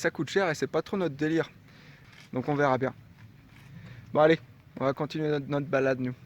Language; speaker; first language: French; native; French